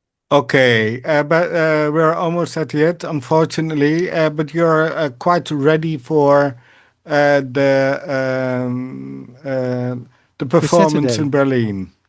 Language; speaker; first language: English; non-native, fluent; Dutch